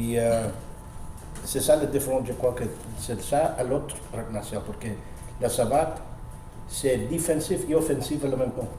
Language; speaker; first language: French; non-native, learner; Spanish